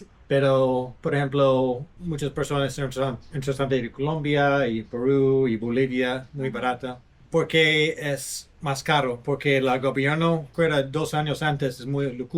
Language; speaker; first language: Spanish; non-native, learner; English